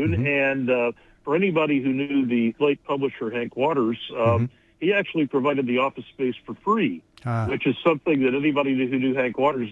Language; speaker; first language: English; native; English